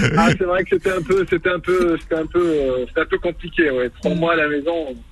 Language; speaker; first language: French; non-native, local second language; Kabyle